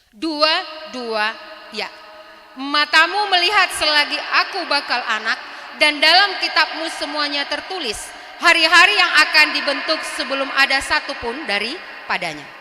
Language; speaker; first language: Indonesian; native; Indonesian